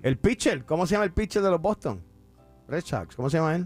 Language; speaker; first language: Spanish; early bilingual, heritage; Spanish